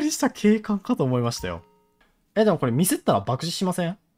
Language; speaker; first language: Japanese; native; Japanese